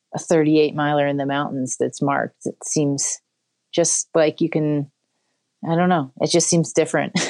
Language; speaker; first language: English; native; English